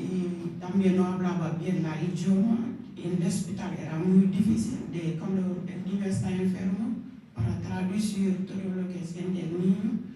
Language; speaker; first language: Spanish; non-native, local second language; Wolof